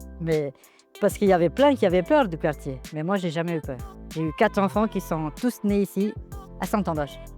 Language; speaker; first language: French; early bilingual, other home language; Portuguese